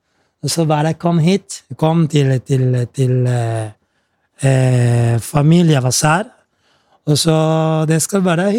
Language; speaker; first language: Norwegian; non-native, fluent; Spanish